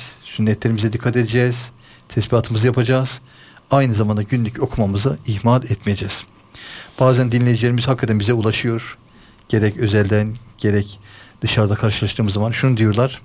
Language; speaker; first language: Turkish; native; Turkish